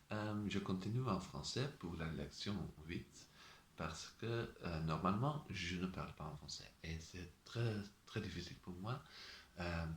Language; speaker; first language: French; non-native, learner; Dutch